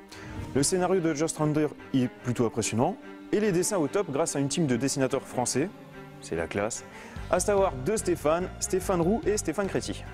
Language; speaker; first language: French; native; French